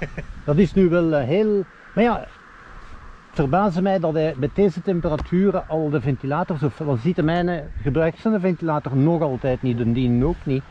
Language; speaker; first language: Dutch; native; Dutch